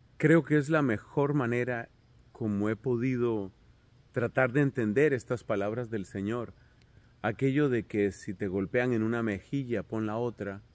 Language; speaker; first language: Spanish; native; Spanish